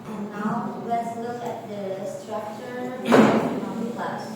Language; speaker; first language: English; non-native, learner; Indonesian